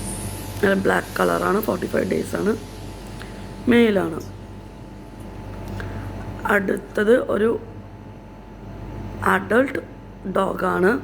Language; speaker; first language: Malayalam; native; Malayalam